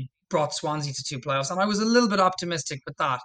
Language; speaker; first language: English; native; English